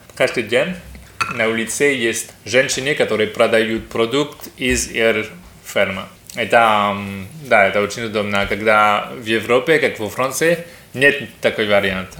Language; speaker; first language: Russian; non-native, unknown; French